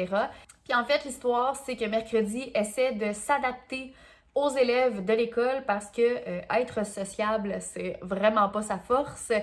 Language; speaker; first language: French; native; French